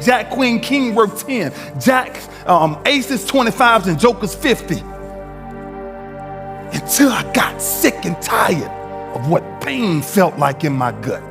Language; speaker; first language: English; native; English